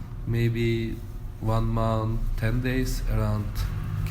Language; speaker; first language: English; non-native, learner; Turkish